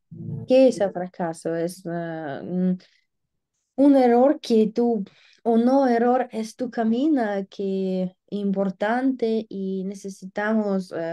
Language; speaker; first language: Spanish; non-native, learner; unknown